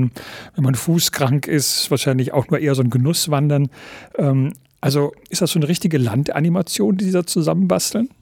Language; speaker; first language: German; native; German